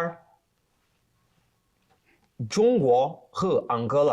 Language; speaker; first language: Chinese; non-native, learner; Portuguese